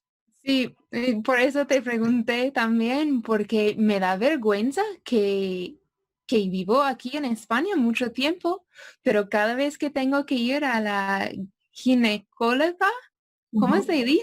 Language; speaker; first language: Spanish; non-native, fluent; English